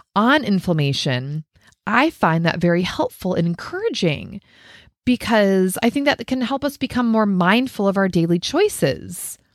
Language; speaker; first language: English; native; English